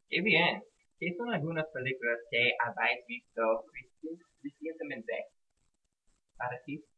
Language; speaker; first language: Spanish; non-native, learner; English